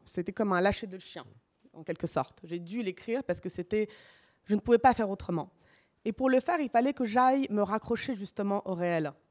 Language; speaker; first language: French; early bilingual, other home language; Russian